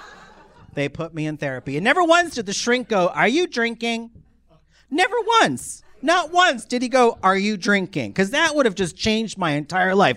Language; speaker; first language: English; native; English